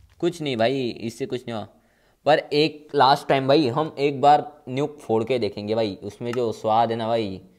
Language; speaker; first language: Hindi; non-native, local second language; Marathi